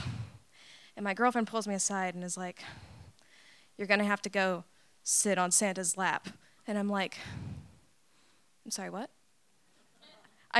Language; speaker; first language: English; native; English